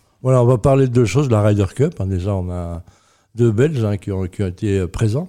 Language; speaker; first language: French; native; French